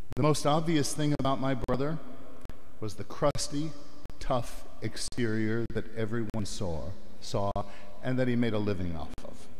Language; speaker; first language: English; native; English